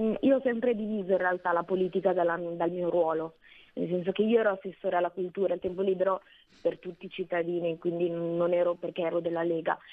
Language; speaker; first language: Italian; early bilingual, other home language; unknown